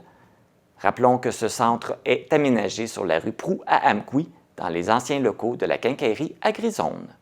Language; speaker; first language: French; native; French